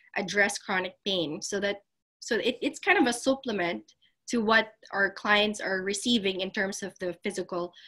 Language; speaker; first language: English; non-native, local second language; Filipino